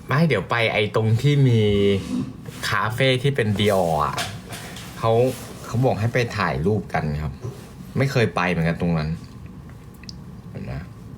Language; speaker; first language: Thai; native; Thai